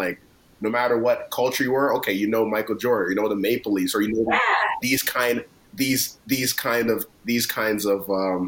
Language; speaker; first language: English; native; English